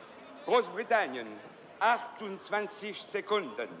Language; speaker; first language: German; non-native, fluent; Italian